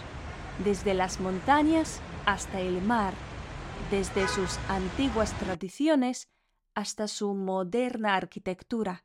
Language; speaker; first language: Spanish; non-native, fluent; Polish